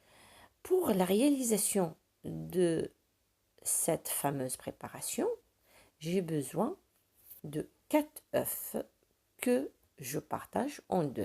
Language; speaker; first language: French; non-native, local second language; Arabic